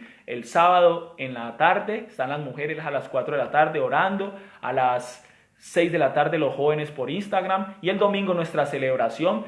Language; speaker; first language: Spanish; native; Spanish